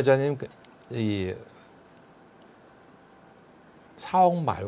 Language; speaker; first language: Korean; native; Korean